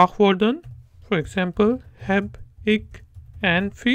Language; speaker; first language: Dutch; non-native, learner; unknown